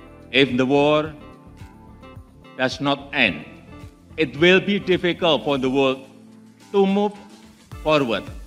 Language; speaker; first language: English; non-native, fluent; Javanese